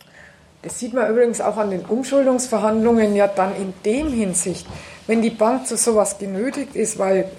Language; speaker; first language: German; native; German